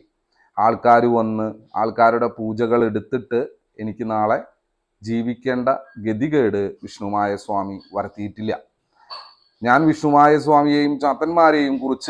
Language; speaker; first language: Malayalam; native; Malayalam